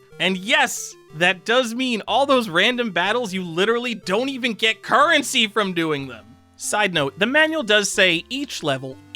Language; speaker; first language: English; native; English